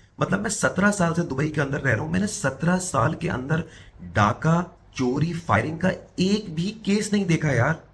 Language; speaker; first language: Urdu; native; Urdu